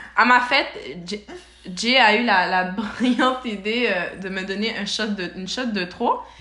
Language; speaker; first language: French; native; French